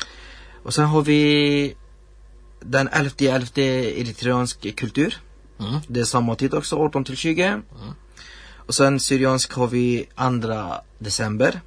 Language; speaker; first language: Swedish; non-native, learner; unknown